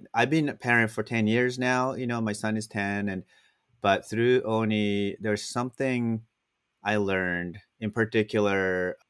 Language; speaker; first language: English; non-native, fluent; Japanese